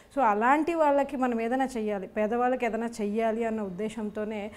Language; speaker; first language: Telugu; native; Telugu